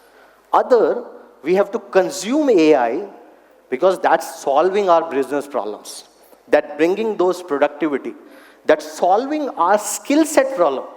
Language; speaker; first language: English; non-native, local second language; Hindi